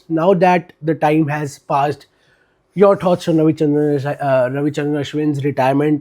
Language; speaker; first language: English; non-native, local second language; Hindi